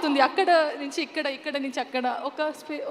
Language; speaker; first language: Telugu; non-native, learner; Kannada